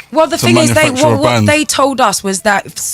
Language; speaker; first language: English; native; English